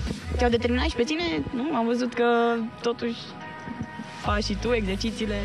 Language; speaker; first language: Romanian; native; Romanian